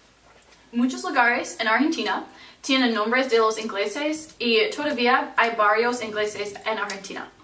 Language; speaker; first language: Spanish; non-native, learner; English